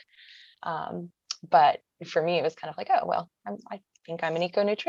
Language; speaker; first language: English; native; English